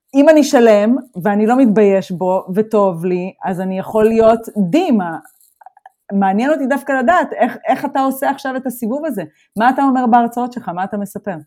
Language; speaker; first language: Hebrew; native; Hebrew